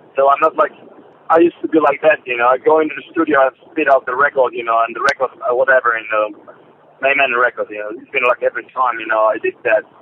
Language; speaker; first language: English; non-native, fluent; Polish